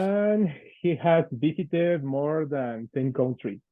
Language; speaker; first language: English; non-native, fluent; Spanish